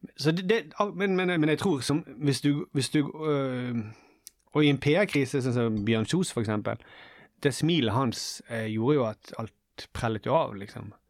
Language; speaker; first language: Norwegian; native; Norwegian